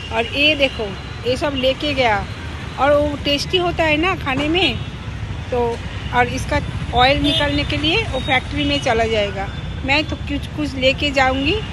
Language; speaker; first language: Hindi; non-native, local second language; Bangla